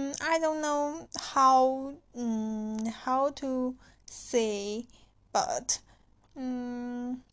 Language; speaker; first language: English; non-native, learner; Chinese